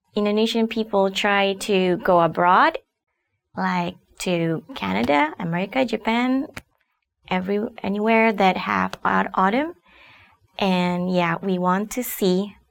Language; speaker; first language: English; non-native, fluent; Indonesian